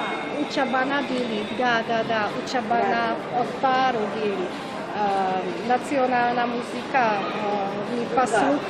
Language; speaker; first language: Russian; non-native, learner; Czech